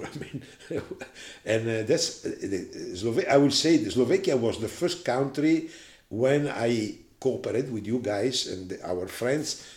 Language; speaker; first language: English; non-native, fluent; Italian